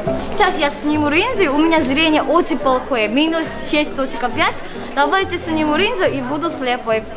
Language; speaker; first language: Russian; non-native, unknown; Korean